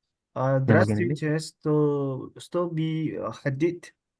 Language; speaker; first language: Russian; non-native, learner; Indonesian